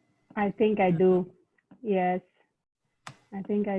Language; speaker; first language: English; non-native, fluent; Russian